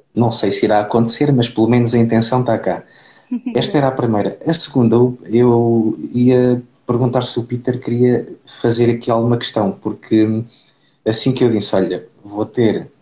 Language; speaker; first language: Portuguese; native; Portuguese